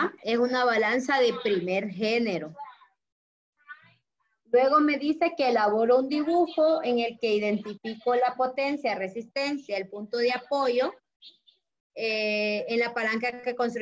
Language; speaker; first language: Spanish; native; Spanish